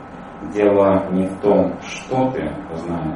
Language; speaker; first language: Russian; native; Russian